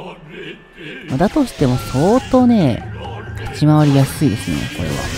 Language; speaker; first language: Japanese; native; Japanese